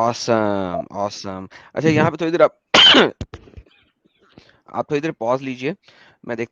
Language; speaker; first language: Hindi; native; Hindi